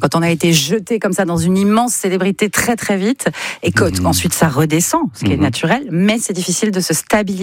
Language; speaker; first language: French; native; French